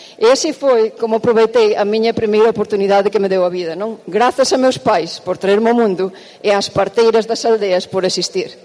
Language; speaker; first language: Galician; native; Galician